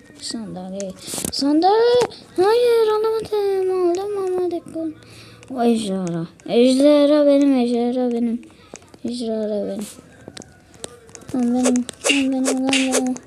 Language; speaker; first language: Turkish; native; Turkish